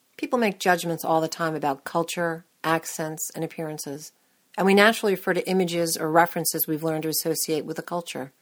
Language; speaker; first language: English; native; English